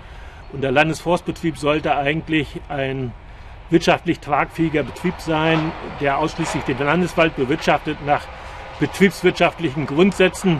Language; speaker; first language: German; native; German